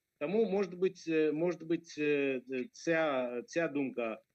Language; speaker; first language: Ukrainian; non-native, fluent; Georgian